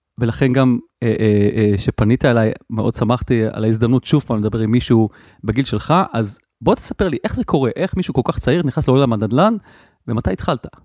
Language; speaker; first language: Hebrew; native; Hebrew